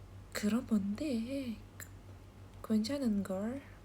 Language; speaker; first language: Korean; non-native, learner; Indonesian